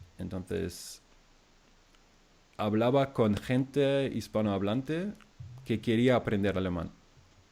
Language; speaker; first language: Spanish; non-native, fluent; German